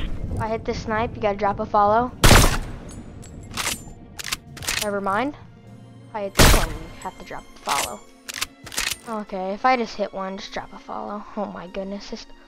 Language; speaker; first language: English; native; English